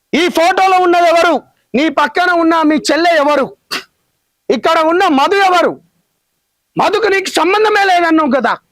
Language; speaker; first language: Telugu; non-native, local second language; Lambadi